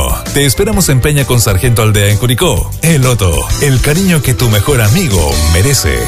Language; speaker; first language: Spanish; native; Spanish